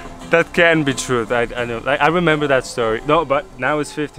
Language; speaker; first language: English; early bilingual, other home language; Polish